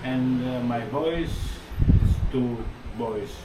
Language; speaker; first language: English; non-native, learner; Greek